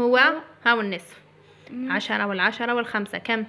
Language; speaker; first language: Arabic; native; Arabic